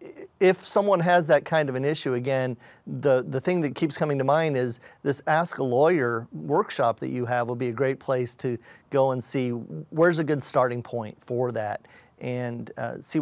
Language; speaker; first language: English; native; English